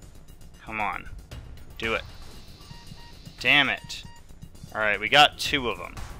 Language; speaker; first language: English; native; English